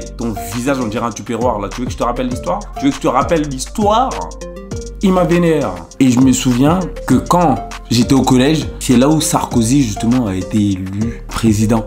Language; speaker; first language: French; early bilingual, other home language; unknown